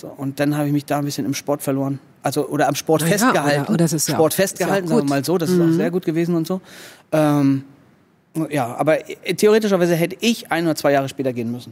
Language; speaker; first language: German; native; German